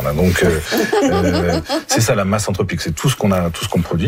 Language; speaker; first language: French; native; French